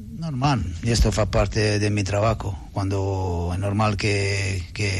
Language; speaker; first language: Spanish; non-native, learner; Italian